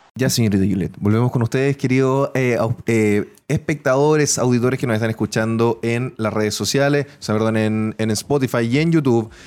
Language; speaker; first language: Spanish; native; Spanish